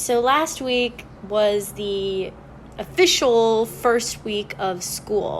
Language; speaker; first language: English; native; English